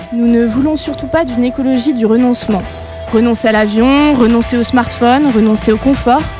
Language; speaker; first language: French; native; French